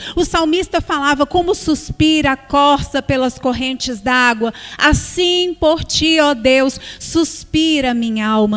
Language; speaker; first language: Portuguese; native; Portuguese